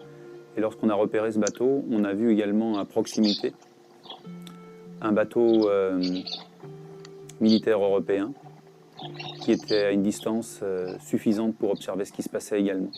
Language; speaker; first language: French; native; French